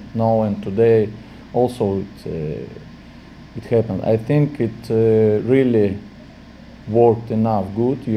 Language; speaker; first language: English; non-native, fluent; Latvian